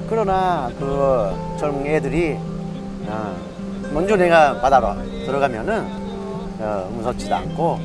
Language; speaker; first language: Korean; early bilingual, heritage; Japanese